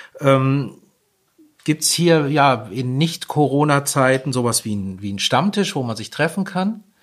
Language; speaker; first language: German; native; German